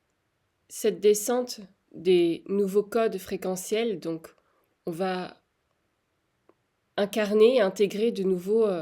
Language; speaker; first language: French; native; French